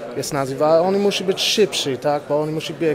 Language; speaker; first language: Polish; non-native, learner; English